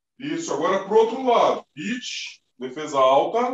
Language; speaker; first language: Portuguese; native; Portuguese